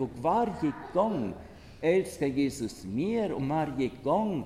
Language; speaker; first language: Swedish; non-native, fluent; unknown